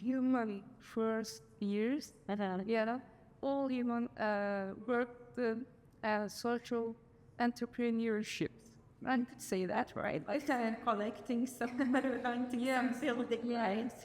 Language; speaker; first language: English; non-native, learner; Turkish